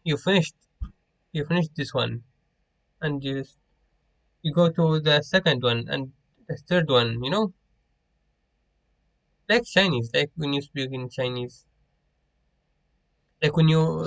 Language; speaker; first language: English; non-native, learner; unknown